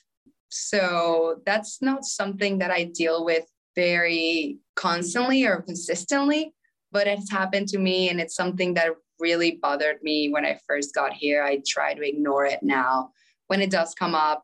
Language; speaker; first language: English; non-native, fluent; Spanish